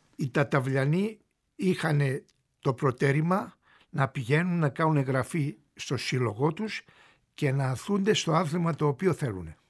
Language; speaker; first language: Greek; native; Greek